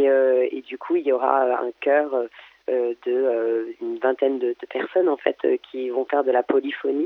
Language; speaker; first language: French; native; French